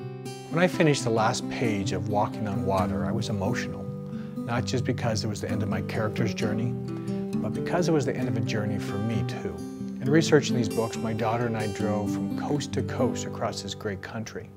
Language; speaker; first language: English; native; English